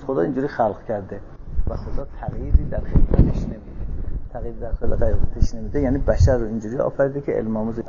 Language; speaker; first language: Persian; native; Persian